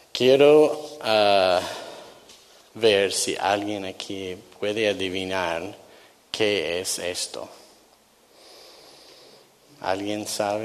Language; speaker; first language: Spanish; non-native, fluent; English